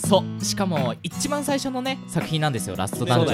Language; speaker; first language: Japanese; native; Japanese